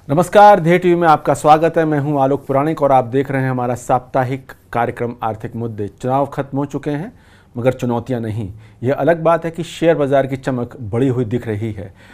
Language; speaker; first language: Hindi; native; Hindi